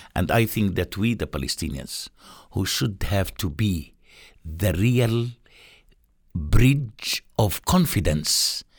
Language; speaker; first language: English; non-native, fluent; Arabic